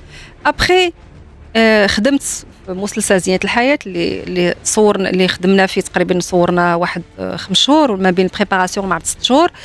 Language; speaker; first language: Arabic; native; Arabic